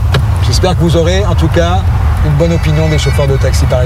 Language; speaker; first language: French; native; French